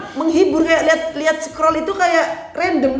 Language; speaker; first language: Indonesian; native; Indonesian